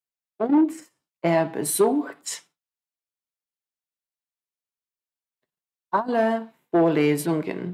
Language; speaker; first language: German; non-native, fluent; Croatian